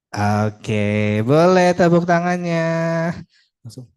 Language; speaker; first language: Indonesian; native; Indonesian